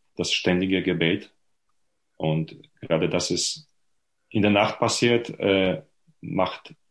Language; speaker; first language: German; non-native, fluent; Polish